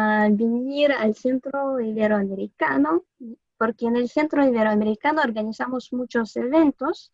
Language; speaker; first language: Spanish; non-native, fluent; Russian